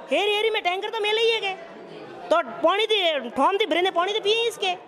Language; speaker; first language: Hindi; native; Hindi